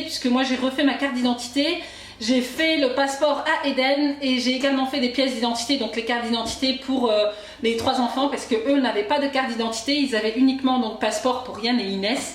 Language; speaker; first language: French; native; French